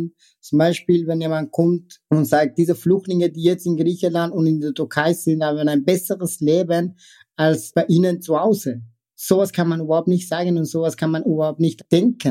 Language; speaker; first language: German; non-native, fluent; Persian